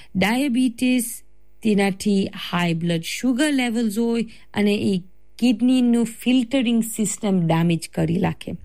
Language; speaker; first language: Gujarati; early bilingual, heritage; Gujarati